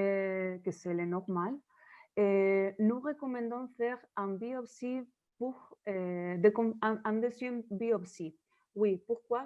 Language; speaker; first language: French; non-native, fluent; Spanish